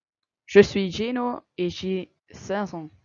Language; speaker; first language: French; non-native, local second language; Dutch